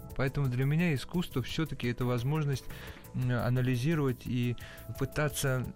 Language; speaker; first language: Russian; early bilingual, other home language; Georgian